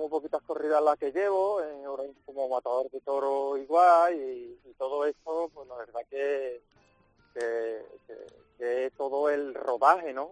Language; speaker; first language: Spanish; native; Spanish